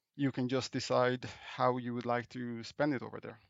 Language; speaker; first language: English; non-native, fluent; Hebrew